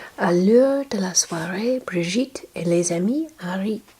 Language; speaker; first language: French; non-native, learner; English